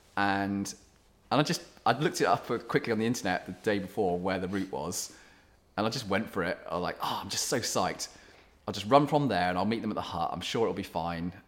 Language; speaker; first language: English; native; English